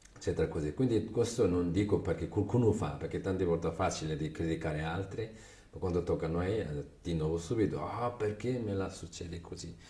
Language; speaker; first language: Italian; non-native, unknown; Tibetan